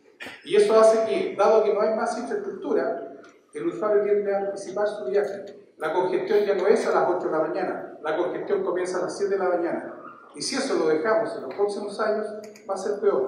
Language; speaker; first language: Spanish; native; Spanish